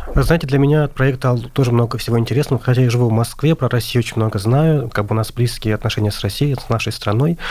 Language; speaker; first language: Russian; non-native, local second language; Azerbaijani